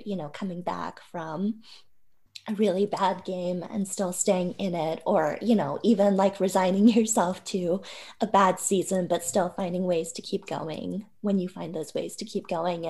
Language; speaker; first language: English; native; English